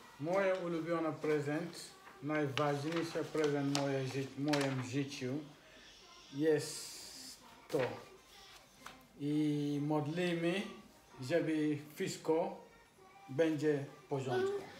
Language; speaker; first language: Polish; non-native, learner; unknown